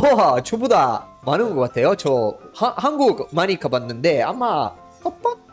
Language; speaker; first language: Korean; non-native, fluent; Spanish